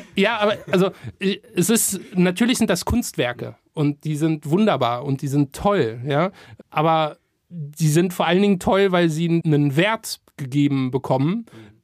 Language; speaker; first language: German; native; German